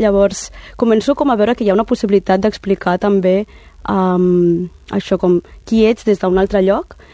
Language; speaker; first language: Catalan; native; Catalan